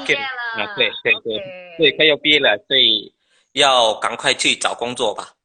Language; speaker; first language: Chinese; non-native, fluent; Indonesian